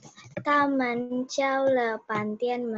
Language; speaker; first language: Chinese; non-native, learner; Indonesian